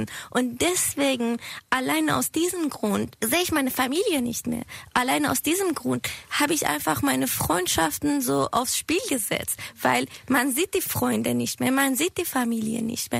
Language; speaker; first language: German; non-native, fluent; Persian